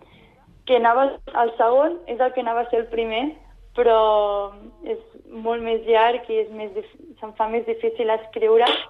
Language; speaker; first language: Catalan; non-native, local second language; Spanish